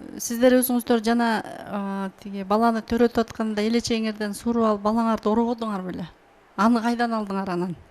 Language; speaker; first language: Kyrgyz; native; Kyrgyz